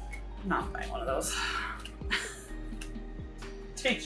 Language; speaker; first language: English; native; English